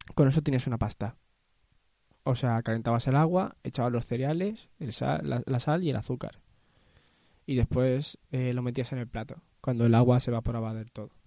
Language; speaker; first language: Spanish; native; Spanish